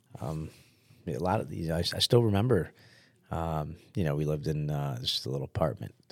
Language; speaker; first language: English; early bilingual, other home language; Italian